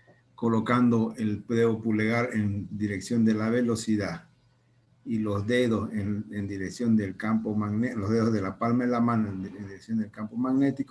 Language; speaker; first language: Spanish; native; Spanish